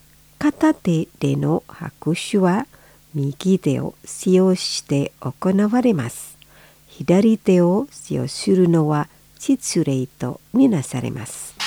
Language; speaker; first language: Japanese; non-native, fluent; Indonesian